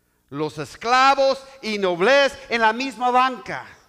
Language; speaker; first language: Spanish; non-native, learner; English